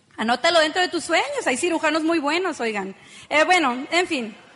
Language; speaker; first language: Spanish; native; Spanish